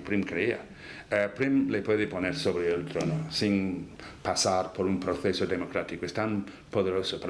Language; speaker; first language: Spanish; non-native, fluent; English